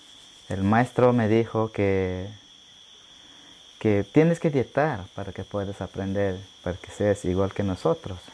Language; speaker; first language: Spanish; non-native, local second language; Shipibo-Conibo